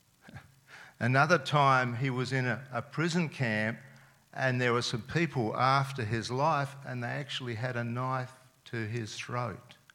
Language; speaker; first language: English; non-native, local second language; Serbian